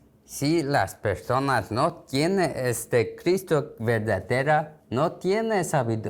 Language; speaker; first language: Spanish; non-native, learner; Korean